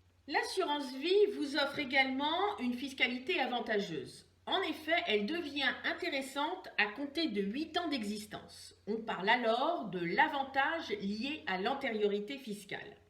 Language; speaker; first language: French; native; French